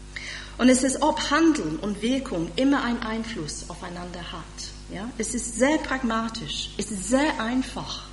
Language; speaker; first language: German; non-native, fluent; English